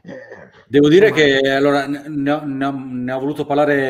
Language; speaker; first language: Italian; native; Italian